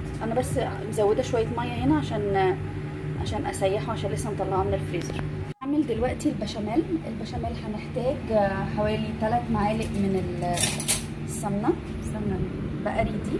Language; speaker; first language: Arabic; native; Arabic